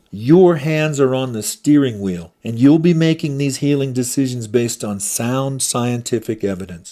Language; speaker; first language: English; native; English